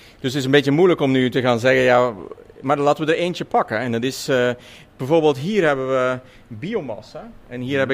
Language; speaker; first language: Dutch; native; Dutch